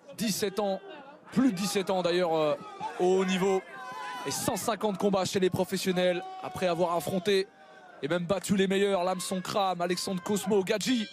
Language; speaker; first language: French; native; French